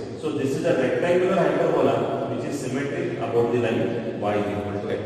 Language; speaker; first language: English; non-native, local second language; Marathi